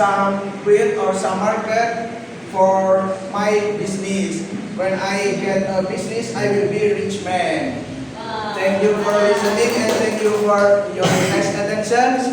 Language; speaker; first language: English; non-native, learner; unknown